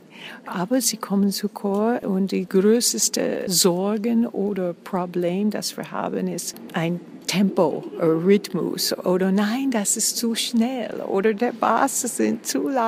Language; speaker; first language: German; non-native, fluent; English